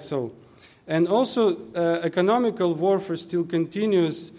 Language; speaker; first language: English; non-native, fluent; Russian